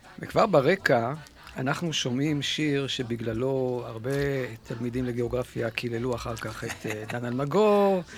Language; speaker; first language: Hebrew; native; Hebrew